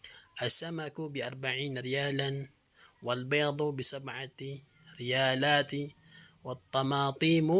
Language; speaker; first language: Arabic; non-native, fluent; Filipino